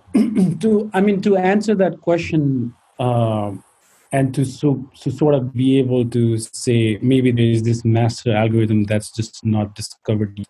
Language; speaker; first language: English; non-native, local second language; Nepali